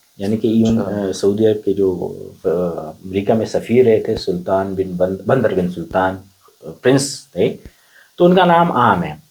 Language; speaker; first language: Urdu; non-native, local second language; Pashto